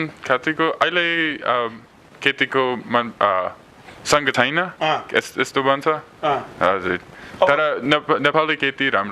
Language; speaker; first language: Nepali; non-native, learner; English